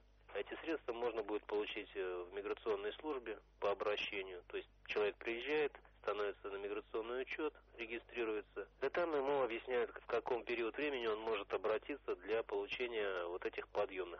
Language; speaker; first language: Russian; native; Russian